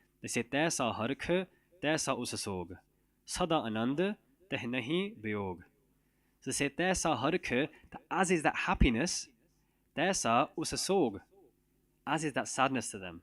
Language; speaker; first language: English; non-native, local second language; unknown